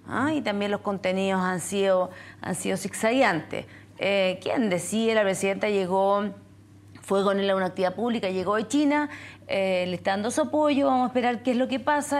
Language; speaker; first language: Spanish; native; Spanish